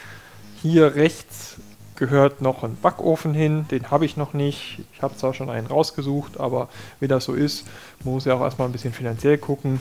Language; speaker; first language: German; native; German